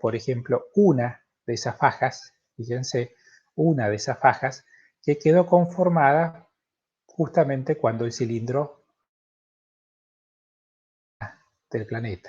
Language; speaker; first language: Spanish; native; Spanish